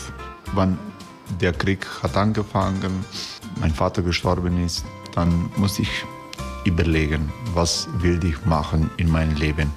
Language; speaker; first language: German; non-native, fluent; Croatian